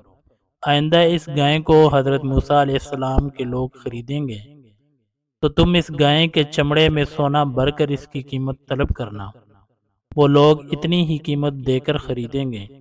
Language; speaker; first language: Urdu; native; Urdu